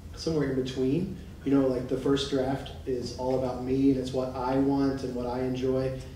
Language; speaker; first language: English; native; English